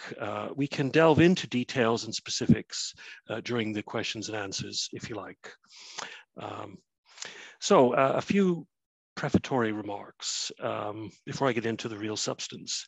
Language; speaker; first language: English; native; English